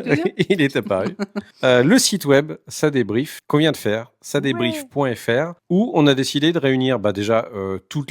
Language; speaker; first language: French; native; French